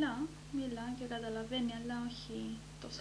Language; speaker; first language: Greek; early bilingual, heritage; Greek